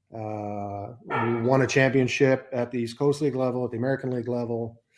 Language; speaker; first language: English; native; English